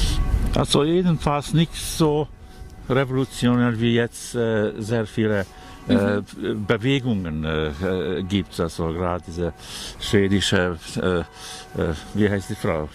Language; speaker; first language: German; non-native, fluent; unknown